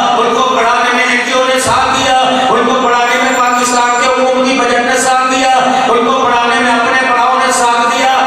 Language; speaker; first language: Urdu; non-native, local second language; Punjabi